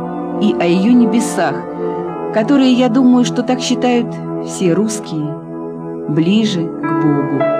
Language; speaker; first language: Russian; native; Russian